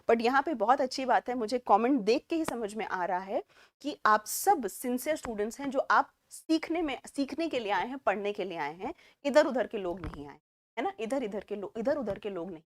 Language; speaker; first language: Hindi; native; Hindi